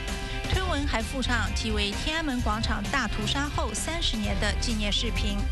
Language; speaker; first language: Chinese; native; Chinese